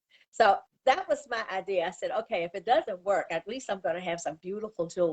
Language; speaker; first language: English; native; English